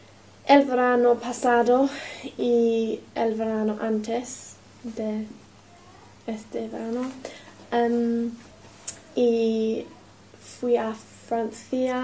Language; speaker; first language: Spanish; non-native, learner; English